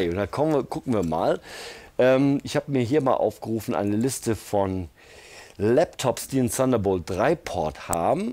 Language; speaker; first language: German; native; German